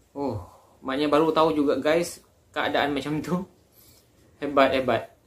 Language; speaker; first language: Malay; native; Malay